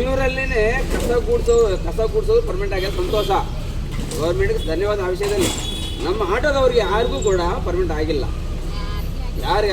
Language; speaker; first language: Kannada; native; Kannada